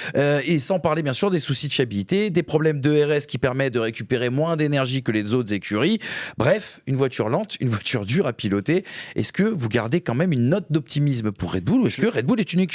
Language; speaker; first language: French; native; French